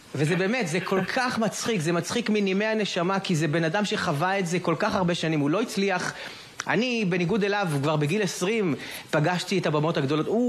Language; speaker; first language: Hebrew; native; Hebrew